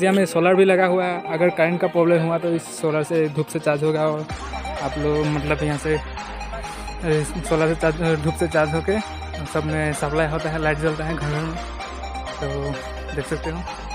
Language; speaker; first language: Hindi; non-native, local second language; Assamese